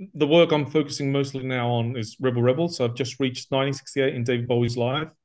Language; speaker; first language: English; native; English